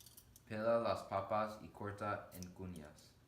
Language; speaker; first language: Spanish; non-native, learner; English